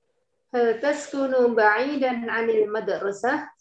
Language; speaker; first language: Arabic; non-native, learner; Indonesian